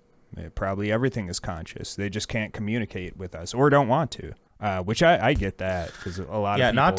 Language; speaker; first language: English; native; English